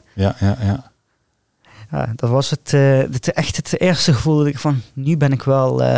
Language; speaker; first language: Dutch; non-native, fluent; Arabic